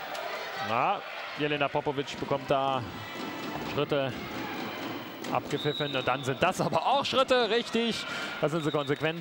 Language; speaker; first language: German; native; German